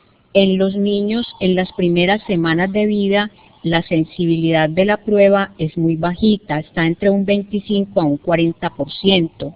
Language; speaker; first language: Spanish; native; Spanish